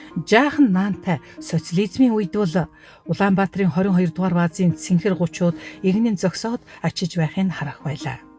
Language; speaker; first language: Mongolian; native; Mongolian